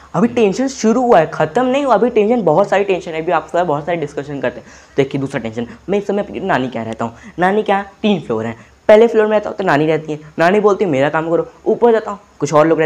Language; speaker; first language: Hindi; native; Hindi